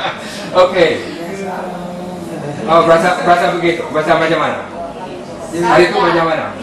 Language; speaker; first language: Indonesian; non-native, fluent; Malay